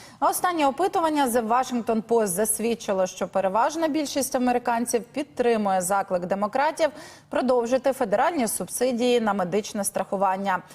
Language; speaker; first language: Ukrainian; native; Ukrainian